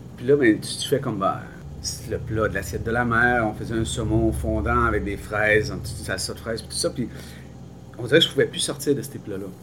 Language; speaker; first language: French; native; French